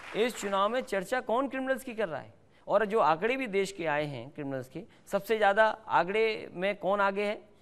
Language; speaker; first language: Hindi; native; Hindi